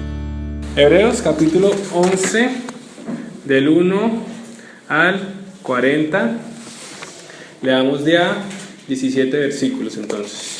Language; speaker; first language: Spanish; native; Spanish